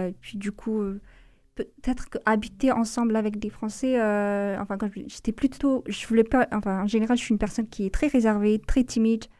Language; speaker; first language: French; non-native, fluent; Amharic